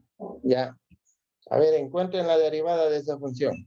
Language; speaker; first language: Spanish; native; Spanish